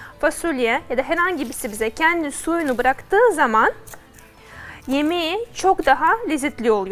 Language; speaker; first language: Turkish; non-native, fluent; Russian